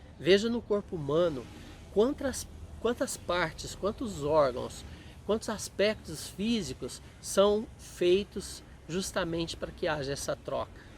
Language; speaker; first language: Portuguese; native; Portuguese